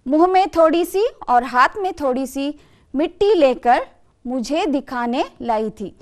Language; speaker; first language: Hindi; non-native, local second language; Kannada